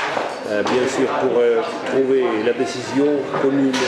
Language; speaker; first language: French; non-native, fluent; Russian